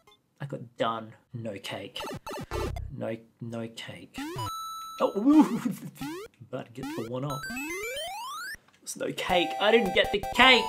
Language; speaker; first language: English; native; English